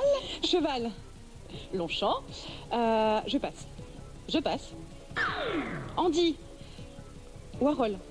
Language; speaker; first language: French; native; French